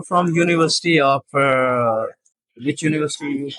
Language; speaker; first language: English; non-native, local second language; Urdu